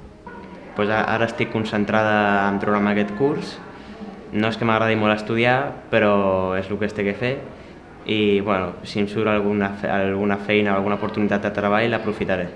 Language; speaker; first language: Catalan; non-native, local second language; Spanish